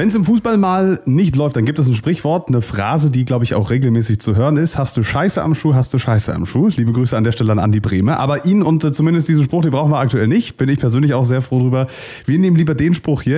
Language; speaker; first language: German; native; German